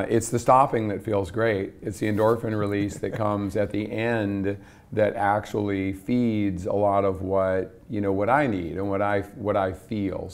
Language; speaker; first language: English; native; English